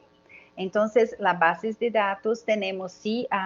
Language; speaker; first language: Spanish; non-native, learner; Portuguese